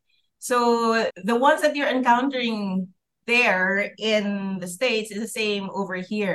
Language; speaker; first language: English; non-native, local second language; Filipino